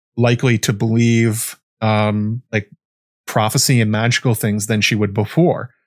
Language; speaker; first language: English; native; English